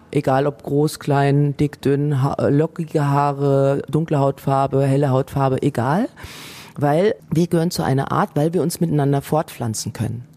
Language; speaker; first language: German; native; German